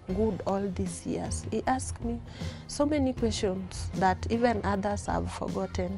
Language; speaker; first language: English; non-native, local second language; Luo (Kenya and Tanzania)